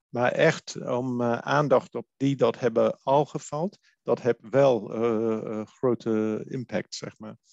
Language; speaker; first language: Dutch; non-native, fluent; English